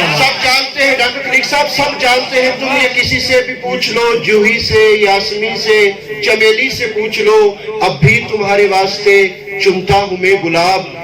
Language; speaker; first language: Urdu; non-native, local second language; Pahari-Potwari